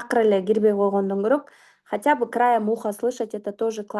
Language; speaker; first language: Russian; non-native, local second language; Kyrgyz